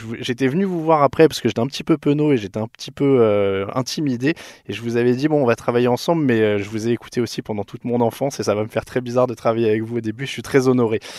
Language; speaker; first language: French; native; French